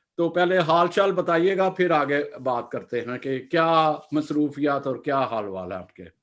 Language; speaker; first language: Urdu; non-native, local second language; Punjabi